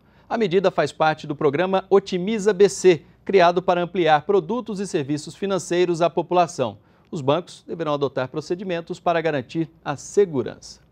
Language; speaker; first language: Portuguese; native; Portuguese